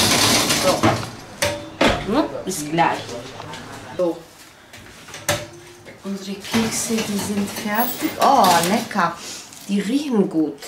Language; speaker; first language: German; non-native, learner; Turkish